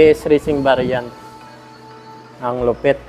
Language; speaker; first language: Filipino; native; Filipino